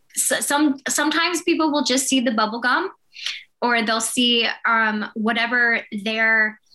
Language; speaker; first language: English; native; English